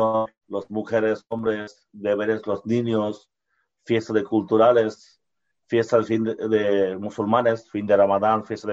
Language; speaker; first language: Spanish; non-native, learner; Bangla